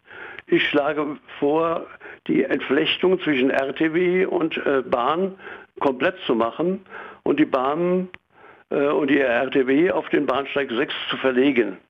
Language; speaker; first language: German; native; German